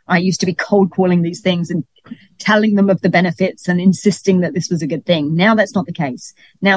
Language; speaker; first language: English; native; English